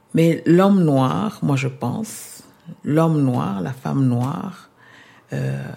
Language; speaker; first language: French; non-native, local second language; Lingala